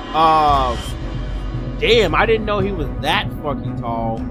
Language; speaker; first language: English; native; English